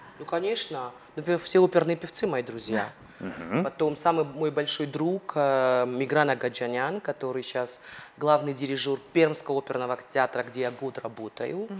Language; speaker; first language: Russian; non-native, local second language; Ossetic